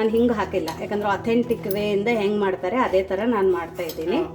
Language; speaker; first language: Kannada; non-native, local second language; Marathi